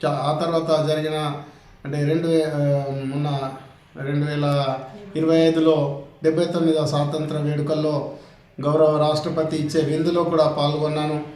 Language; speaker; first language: Telugu; non-native, local second language; Gondi